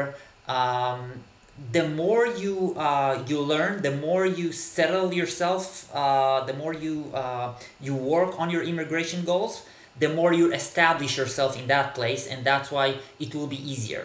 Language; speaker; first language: English; non-native, fluent; Hebrew